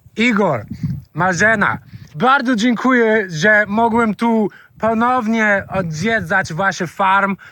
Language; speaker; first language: Polish; non-native, learner; English